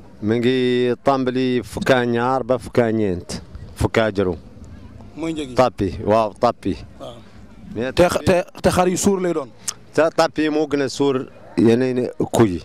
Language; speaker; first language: Wolof; native; Wolof